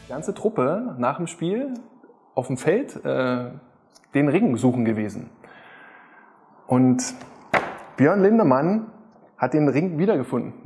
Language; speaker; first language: German; native; German